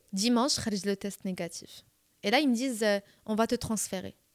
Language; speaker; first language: French; non-native, local second language; Arabic